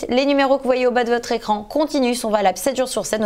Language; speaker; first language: French; native; French